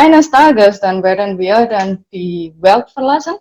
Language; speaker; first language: German; non-native, learner; Indonesian